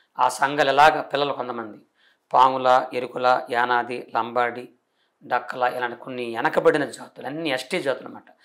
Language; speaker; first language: Telugu; non-native, local second language; Koya